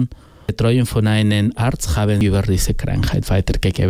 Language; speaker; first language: German; non-native, learner; Spanish